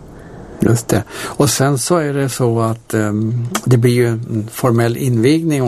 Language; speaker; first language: Swedish; native; Swedish